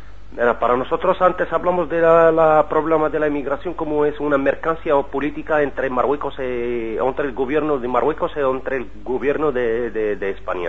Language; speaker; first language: Spanish; non-native, learner; Arabic